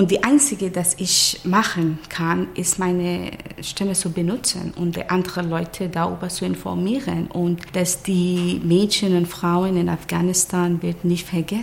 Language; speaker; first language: German; non-native, fluent; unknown